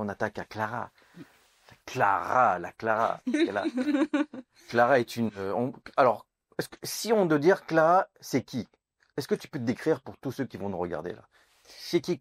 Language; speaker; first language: French; native; French